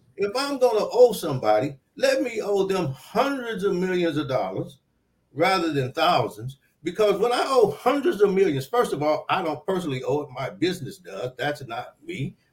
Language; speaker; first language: English; native; English